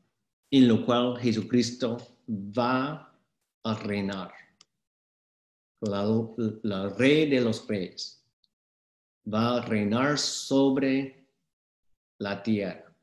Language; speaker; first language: Spanish; non-native, fluent; English